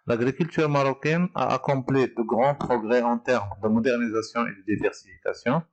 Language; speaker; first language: French; non-native, local second language; Arabic